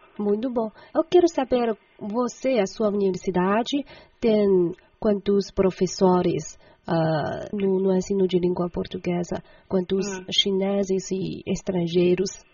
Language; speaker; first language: Portuguese; non-native, fluent; Chinese